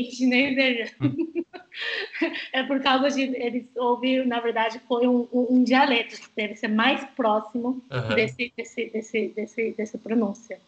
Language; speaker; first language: Portuguese; non-native, fluent; Chinese